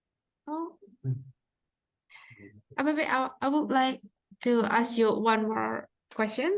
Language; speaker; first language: English; non-native, fluent; Indonesian